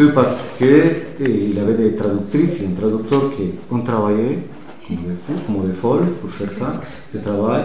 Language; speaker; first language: French; non-native, fluent; Spanish